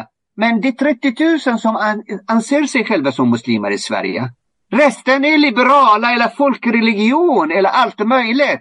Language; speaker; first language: Swedish; non-native, fluent; Arabic